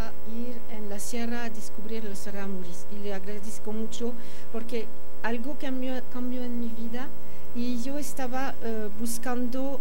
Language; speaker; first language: Spanish; non-native, fluent; French